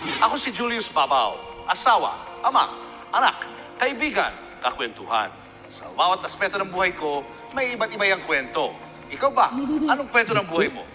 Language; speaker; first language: Filipino; native; Filipino